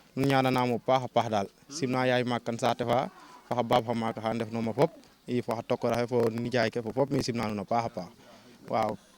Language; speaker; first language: Wolof; non-native, local second language; Serer